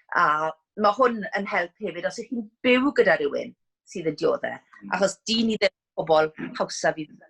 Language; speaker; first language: Welsh; native; Welsh